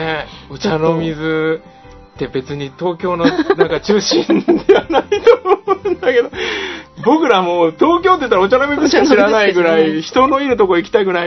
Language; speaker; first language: Japanese; native; Japanese